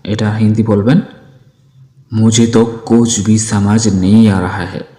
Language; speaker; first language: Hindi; non-native, fluent; Bangla